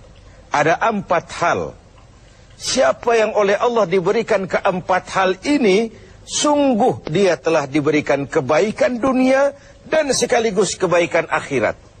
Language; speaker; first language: Malay; native; Malay